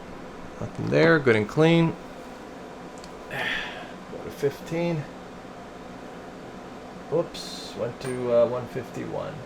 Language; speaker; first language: English; native; English